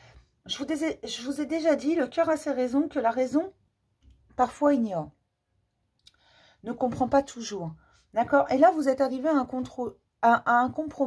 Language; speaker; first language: French; native; French